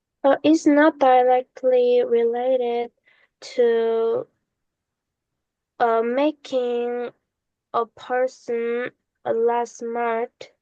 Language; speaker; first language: English; non-native, learner; Korean